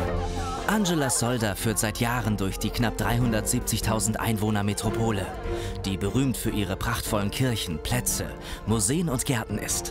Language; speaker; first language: German; native; German